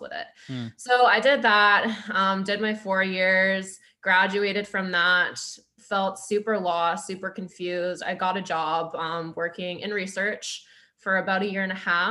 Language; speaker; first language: English; native; English